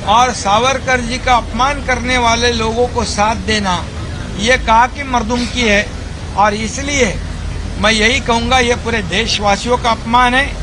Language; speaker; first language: Hindi; non-native, local second language; Marathi